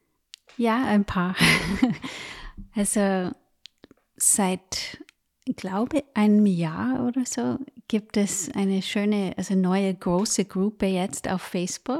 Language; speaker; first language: German; non-native, fluent; English